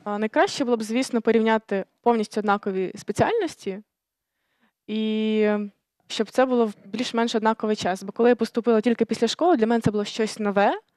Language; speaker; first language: Ukrainian; native; Ukrainian